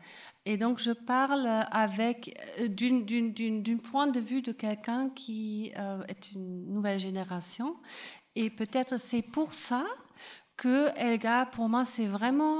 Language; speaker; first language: French; non-native, fluent; German